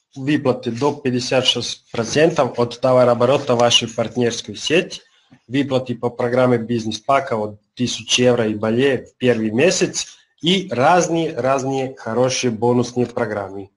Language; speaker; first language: Russian; non-native, learner; Serbian